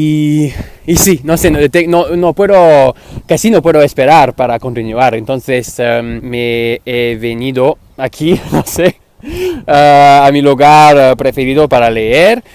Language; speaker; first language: Spanish; non-native, fluent; English